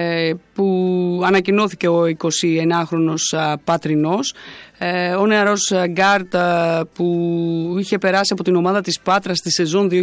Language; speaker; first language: Greek; native; Greek